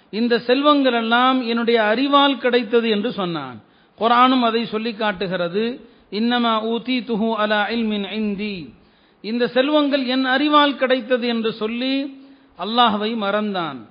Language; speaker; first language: Tamil; native; Tamil